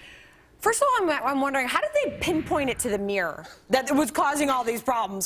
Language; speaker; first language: English; native; English